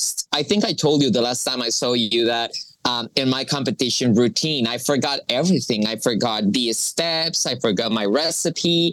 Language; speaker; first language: English; non-native, fluent; Spanish